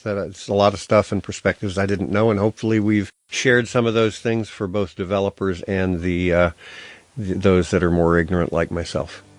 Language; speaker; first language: English; native; English